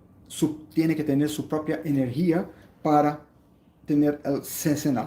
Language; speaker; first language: Spanish; non-native, fluent; Portuguese